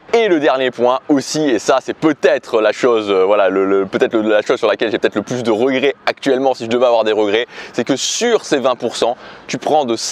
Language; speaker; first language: French; native; French